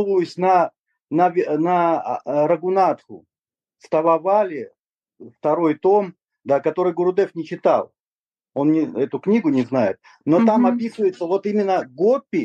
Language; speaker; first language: Russian; native; Russian